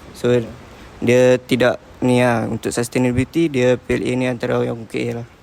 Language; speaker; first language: Malay; native; Malay